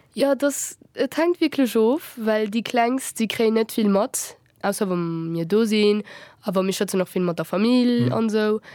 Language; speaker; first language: Luxembourgish; early bilingual, other home language; Spanish